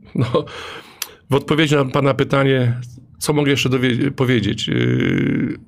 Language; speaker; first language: Polish; native; Polish